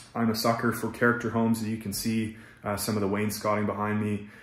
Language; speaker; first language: English; native; English